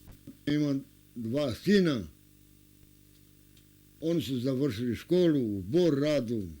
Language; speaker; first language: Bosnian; non-native, local second language; Romanian